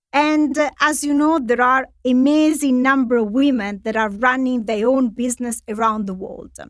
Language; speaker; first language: English; non-native, fluent; Italian